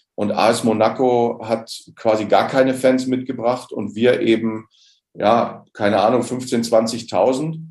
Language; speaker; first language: German; native; German